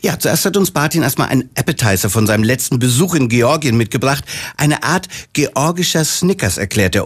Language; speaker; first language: German; native; German